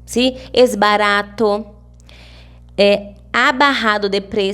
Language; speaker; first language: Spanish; non-native, fluent; Portuguese